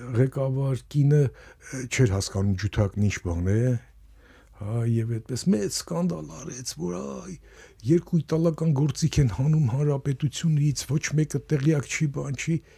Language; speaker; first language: Armenian; native; Armenian